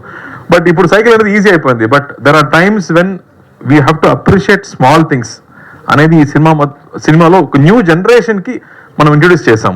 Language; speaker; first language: Telugu; non-native, fluent; Tamil